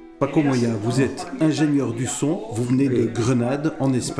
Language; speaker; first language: French; native; French